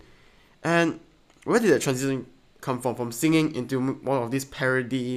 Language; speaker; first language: English; non-native, local second language; Chinese